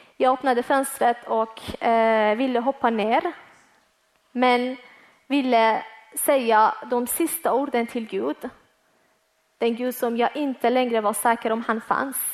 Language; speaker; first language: Swedish; early bilingual, other home language; Persian